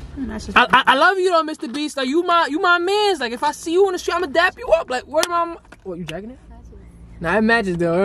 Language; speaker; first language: English; native; English